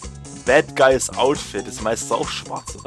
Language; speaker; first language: German; native; German